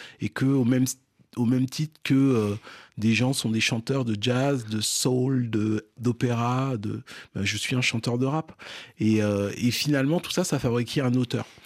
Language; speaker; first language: French; early bilingual, other home language; Fon